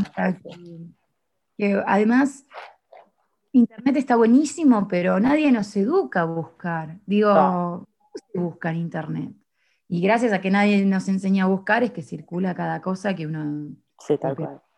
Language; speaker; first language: Spanish; native; Spanish